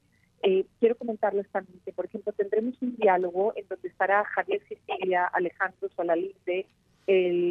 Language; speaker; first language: Spanish; native; Spanish